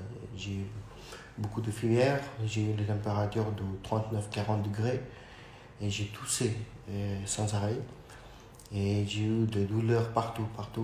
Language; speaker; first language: French; non-native, learner; Urdu